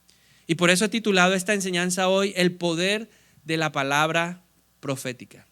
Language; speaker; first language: Spanish; native; Spanish